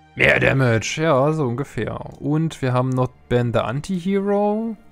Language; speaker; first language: German; native; German